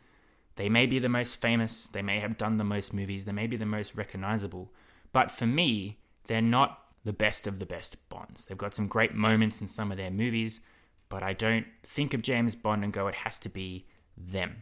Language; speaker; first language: English; native; English